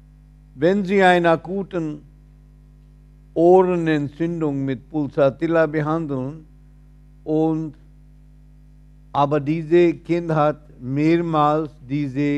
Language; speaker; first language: German; non-native, fluent; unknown